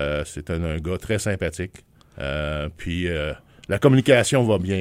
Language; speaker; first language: French; native; French